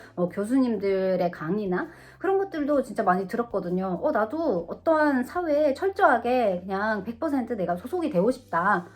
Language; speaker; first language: Korean; non-native, fluent; Russian